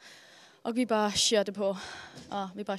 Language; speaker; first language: Swedish; non-native, fluent; Danish